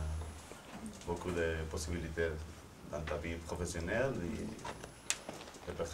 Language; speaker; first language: French; non-native, fluent; Spanish